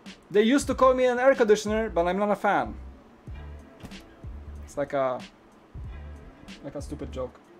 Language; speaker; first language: English; non-native, fluent; Polish